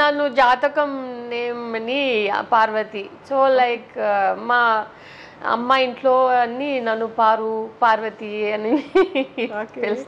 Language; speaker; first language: Telugu; non-native, local second language; Tamil